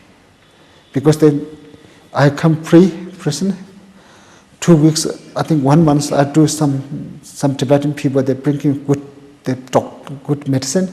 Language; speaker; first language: English; non-native, local second language; Tibetan